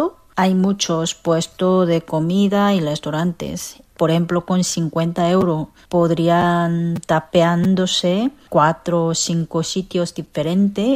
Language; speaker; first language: Spanish; non-native, fluent; Korean